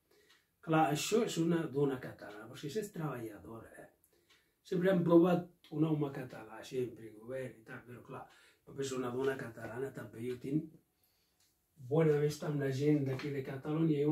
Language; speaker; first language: Catalan; non-native, local second language; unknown